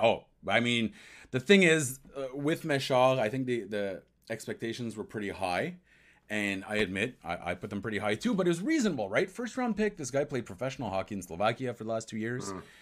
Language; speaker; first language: English; native; English